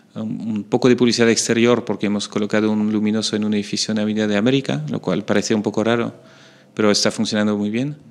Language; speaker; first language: Spanish; non-native, fluent; French